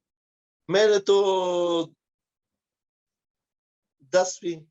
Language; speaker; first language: Hindi; non-native, fluent; Pashto